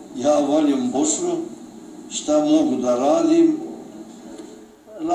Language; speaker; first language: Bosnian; early bilingual, heritage; Turkish